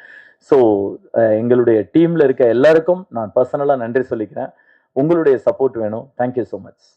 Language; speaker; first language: Tamil; native; Tamil